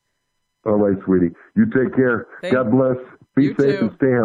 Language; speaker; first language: English; native; English